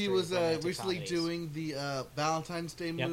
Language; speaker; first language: English; native; English